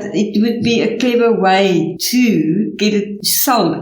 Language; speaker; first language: English; non-native, local second language; Afrikaans